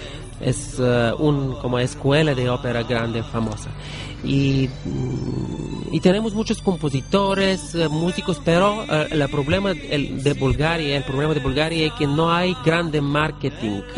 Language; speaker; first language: Spanish; non-native, learner; Bulgarian